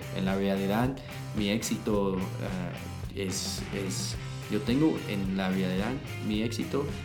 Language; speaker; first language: Spanish; non-native, learner; English